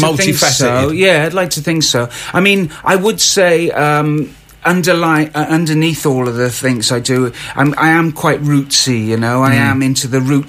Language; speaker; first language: English; native; English